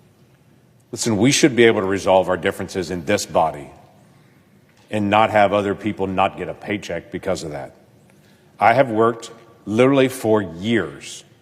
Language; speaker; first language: English; native; English